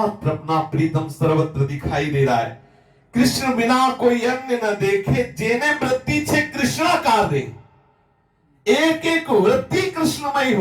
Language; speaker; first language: Hindi; native; Hindi